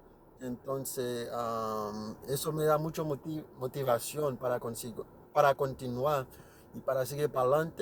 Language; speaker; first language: Spanish; non-native, learner; Haitian Creole